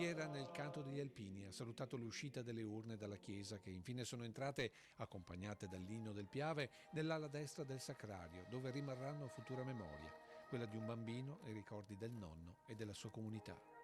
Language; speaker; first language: Italian; native; Italian